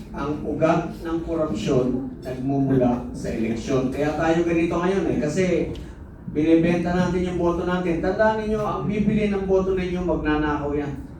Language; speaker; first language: Filipino; native; Filipino